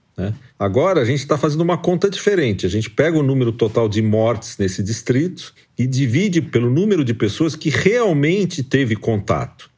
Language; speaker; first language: Portuguese; native; Portuguese